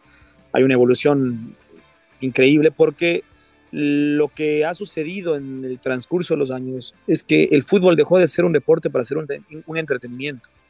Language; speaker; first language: Spanish; native; Spanish